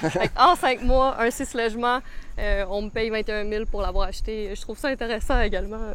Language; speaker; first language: French; native; French